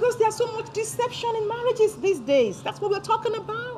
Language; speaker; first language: English; non-native, local second language; Yoruba